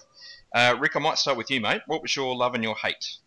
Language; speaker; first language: English; native; English